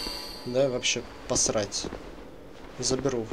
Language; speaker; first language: Russian; native; Russian